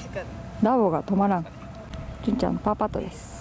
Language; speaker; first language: Japanese; native; Japanese